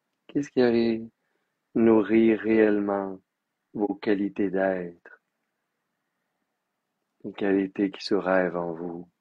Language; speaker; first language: French; native; French